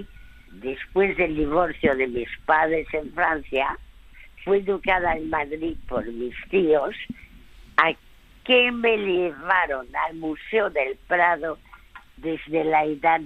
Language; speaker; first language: Spanish; early bilingual, other home language; French